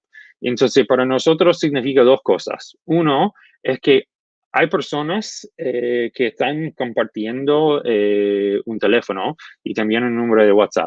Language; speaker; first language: Spanish; non-native, fluent; English